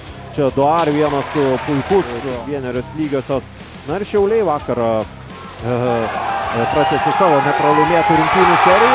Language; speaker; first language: Lithuanian; native; Lithuanian